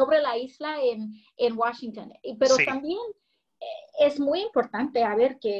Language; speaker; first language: Spanish; early bilingual, heritage; English